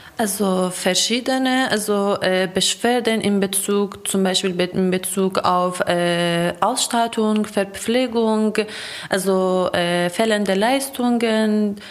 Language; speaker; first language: German; non-native, fluent; Persian